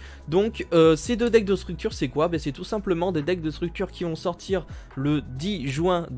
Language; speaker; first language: French; native; French